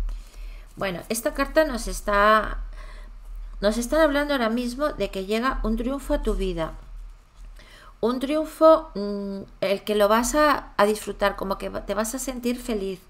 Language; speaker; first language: Spanish; native; Spanish